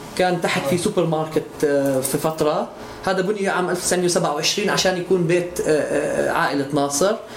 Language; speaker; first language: Arabic; native; Arabic